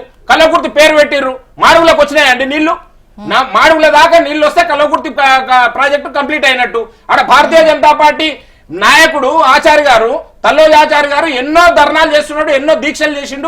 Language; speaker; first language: Telugu; native; Telugu